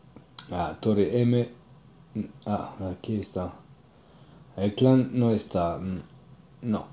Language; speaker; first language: Spanish; non-native, learner; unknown